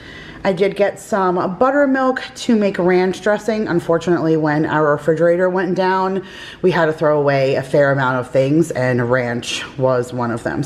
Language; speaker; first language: English; native; English